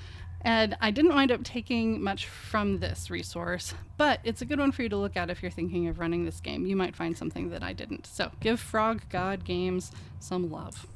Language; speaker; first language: English; native; English